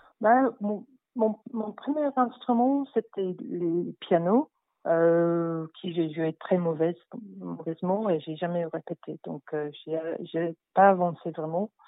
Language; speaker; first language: French; non-native, learner; English